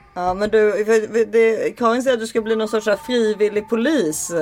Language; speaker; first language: Swedish; native; Swedish